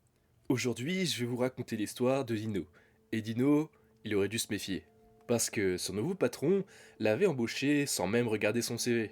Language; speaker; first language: French; native; French